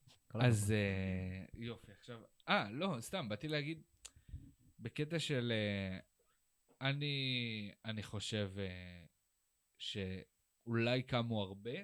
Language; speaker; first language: Hebrew; native; Hebrew